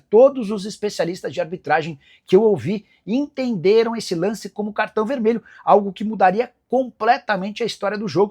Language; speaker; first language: Portuguese; native; Portuguese